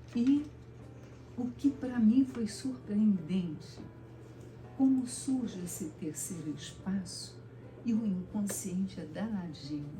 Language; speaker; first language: Portuguese; native; Portuguese